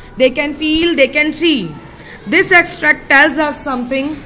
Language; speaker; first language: English; non-native, local second language; Punjabi